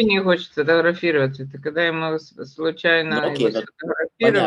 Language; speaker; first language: Russian; native; Russian